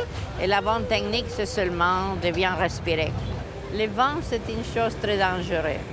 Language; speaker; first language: French; non-native, fluent; Spanish